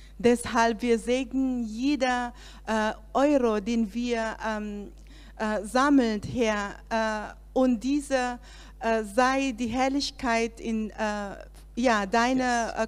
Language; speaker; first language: German; non-native, learner; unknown